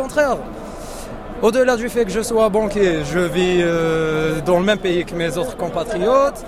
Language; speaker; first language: French; non-native, local second language; Arabic